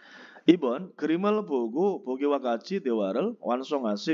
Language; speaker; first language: Korean; non-native, fluent; Indonesian